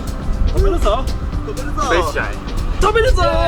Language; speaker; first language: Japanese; non-native, learner; Chinese